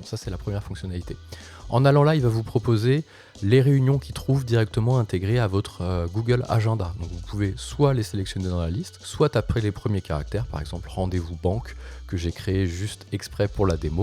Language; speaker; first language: French; native; French